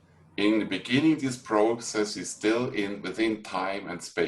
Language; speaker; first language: English; non-native, fluent; German